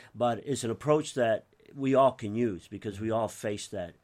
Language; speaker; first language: English; early bilingual, other home language; Spanish